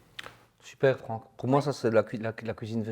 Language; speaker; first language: French; native; French